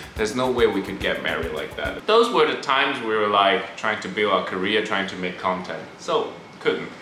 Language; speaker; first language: English; non-native, local second language; Cantonese